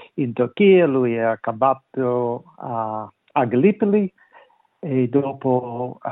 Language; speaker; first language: Italian; non-native, learner; English